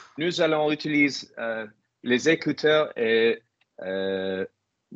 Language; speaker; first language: French; non-native, learner; English